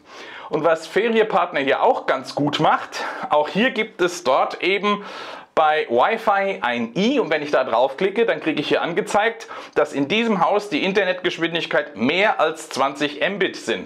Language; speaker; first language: German; native; German